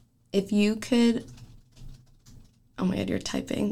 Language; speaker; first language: English; early bilingual, other home language; French